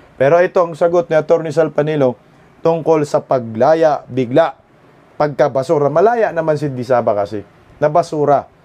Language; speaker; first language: Filipino; non-native, local second language; Cebuano